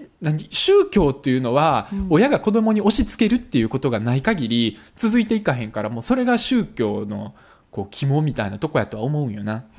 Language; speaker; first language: Japanese; early bilingual, other home language; Russian